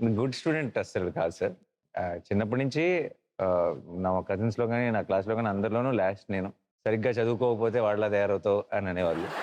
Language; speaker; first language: Telugu; native; Telugu